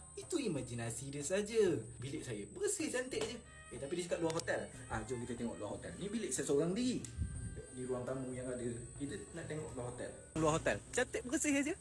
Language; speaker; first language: Malay; native; Malay